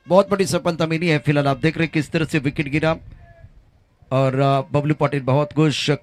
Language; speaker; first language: Hindi; non-native, local second language; Marathi